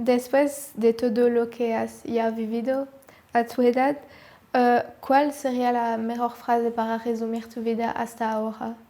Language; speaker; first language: Spanish; non-native, learner; French